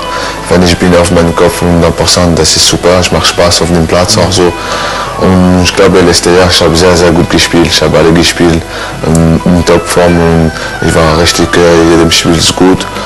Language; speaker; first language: German; non-native, learner; French